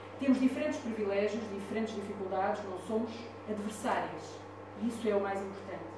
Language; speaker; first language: Portuguese; non-native, fluent; Italian